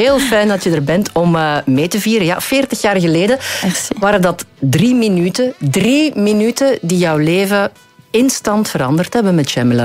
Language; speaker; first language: Dutch; native; Dutch